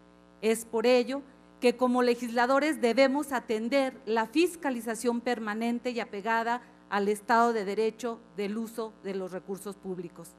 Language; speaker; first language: Spanish; native; Spanish